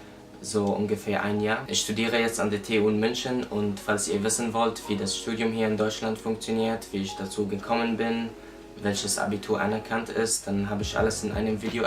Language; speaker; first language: German; non-native, fluent; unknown